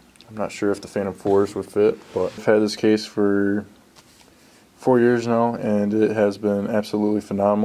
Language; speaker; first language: English; native; English